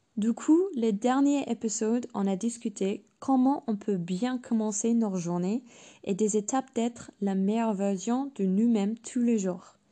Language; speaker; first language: French; non-native, fluent; English